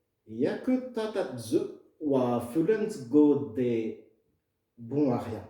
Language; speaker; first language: Japanese; non-native, fluent; French